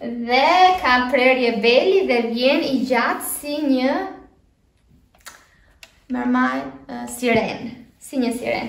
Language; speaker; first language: Albanian; early bilingual, heritage; Albanian